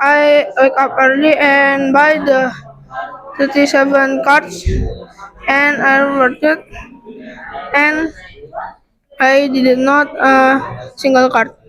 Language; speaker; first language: English; non-native, learner; Indonesian